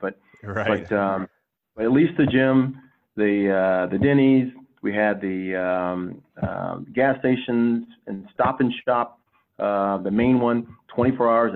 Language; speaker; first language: English; native; English